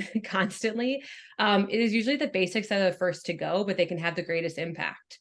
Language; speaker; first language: English; native; English